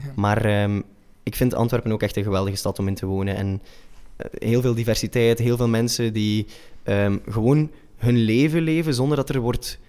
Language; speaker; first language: Dutch; native; Dutch